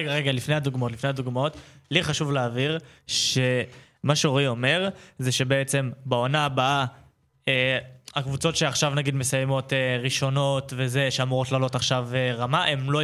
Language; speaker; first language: Hebrew; native; Hebrew